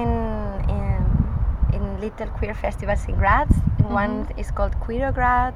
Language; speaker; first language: English; non-native, fluent; Spanish